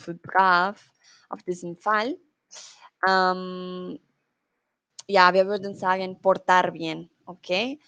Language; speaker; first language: German; non-native, learner; Spanish